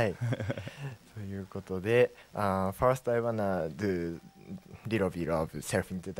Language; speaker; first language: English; non-native, learner; Japanese